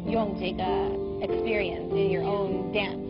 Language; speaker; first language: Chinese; early bilingual, heritage; Chinese